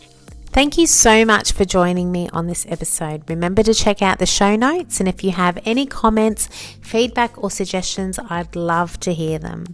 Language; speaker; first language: English; native; English